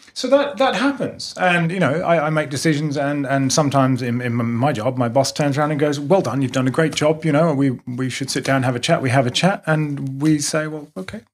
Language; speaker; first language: English; native; English